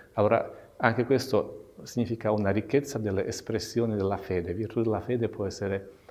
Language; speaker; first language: Italian; non-native, fluent; Slovak